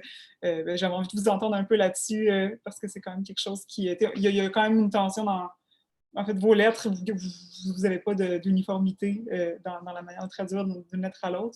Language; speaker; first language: French; native; French